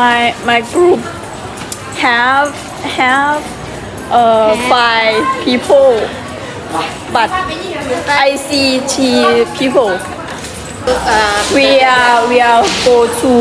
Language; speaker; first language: English; non-native, learner; Thai